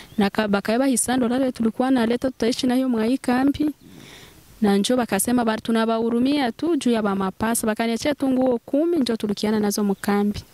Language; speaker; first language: Swahili; native; Swahili